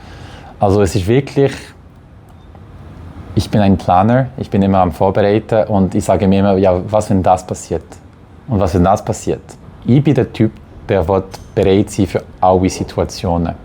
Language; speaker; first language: German; non-native, local second language; French